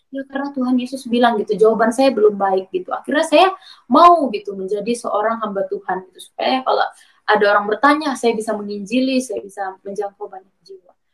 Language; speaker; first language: Indonesian; native; Indonesian